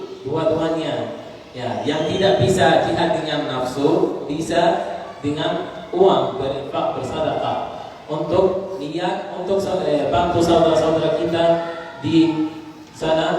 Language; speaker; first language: Indonesian; non-native, learner; Arabic